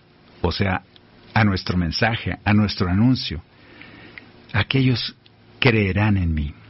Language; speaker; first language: Spanish; native; Spanish